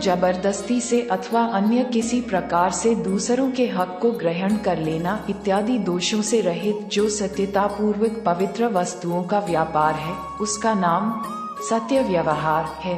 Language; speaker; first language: Hindi; native; Hindi